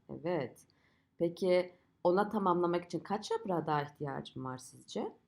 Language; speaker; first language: Turkish; native; Turkish